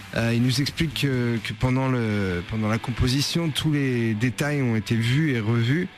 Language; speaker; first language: French; native; French